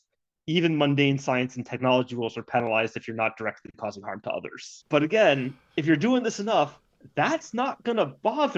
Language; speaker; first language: English; native; English